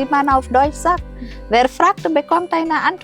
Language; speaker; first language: German; non-native, fluent; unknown